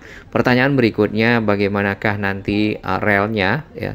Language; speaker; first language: Indonesian; native; Indonesian